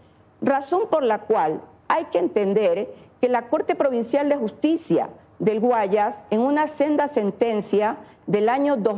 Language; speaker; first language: Spanish; native; Spanish